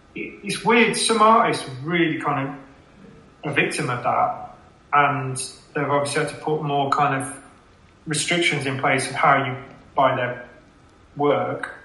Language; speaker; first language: English; native; English